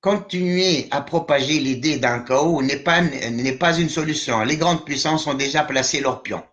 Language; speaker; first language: French; non-native, local second language; Arabic